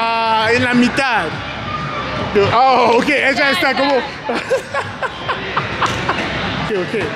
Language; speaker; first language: Spanish; non-native, learner; English